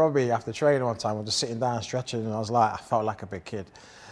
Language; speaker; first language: English; native; English